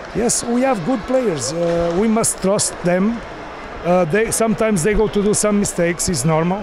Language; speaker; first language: English; non-native, learner; Portuguese